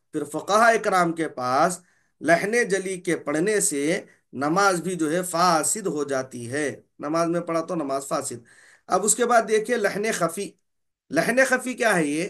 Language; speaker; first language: Urdu; native; Urdu